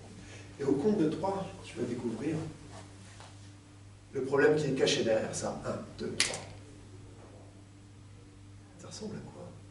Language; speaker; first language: French; native; French